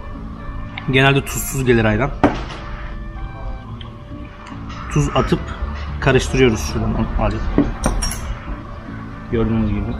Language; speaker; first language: Turkish; native; Turkish